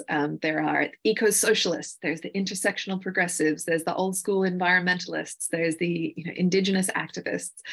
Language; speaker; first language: English; native; English